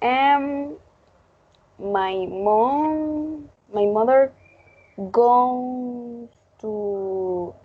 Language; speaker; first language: English; non-native, learner; Spanish